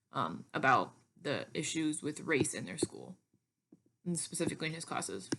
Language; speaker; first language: English; native; English